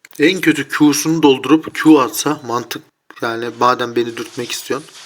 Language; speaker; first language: Turkish; native; Turkish